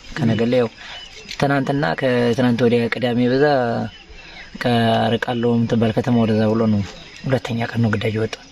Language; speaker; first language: Amharic; native; Amharic